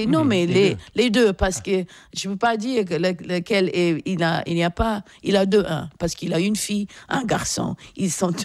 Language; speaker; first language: French; non-native, fluent; English